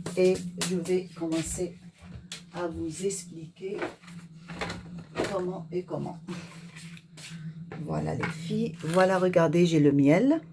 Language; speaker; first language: French; non-native, local second language; Arabic